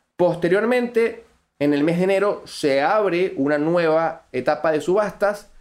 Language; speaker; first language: Spanish; native; Spanish